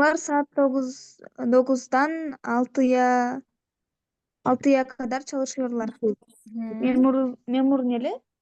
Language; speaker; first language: Turkish; non-native, learner; Kyrgyz